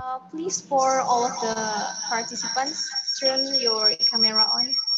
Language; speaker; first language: English; non-native, fluent; Indonesian